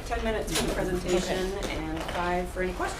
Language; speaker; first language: English; native; English